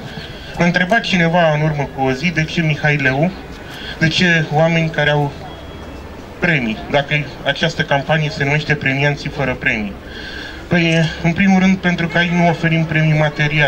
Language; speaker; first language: Romanian; native; Romanian